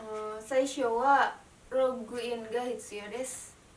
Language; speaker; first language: Japanese; non-native, learner; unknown